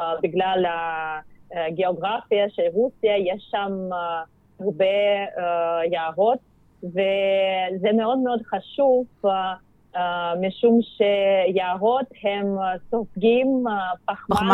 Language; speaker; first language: Hebrew; non-native, fluent; Russian